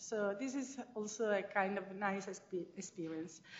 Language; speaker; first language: English; non-native, fluent; Italian